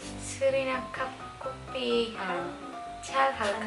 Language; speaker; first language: Korean; non-native, learner; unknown